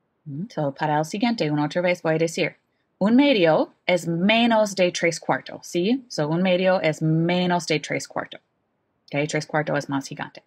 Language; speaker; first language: Spanish; non-native, fluent; English